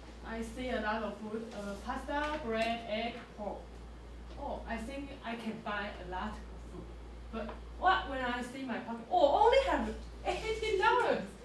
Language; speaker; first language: English; non-native, learner; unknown